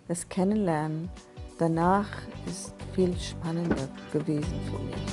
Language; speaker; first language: German; non-native, fluent; Persian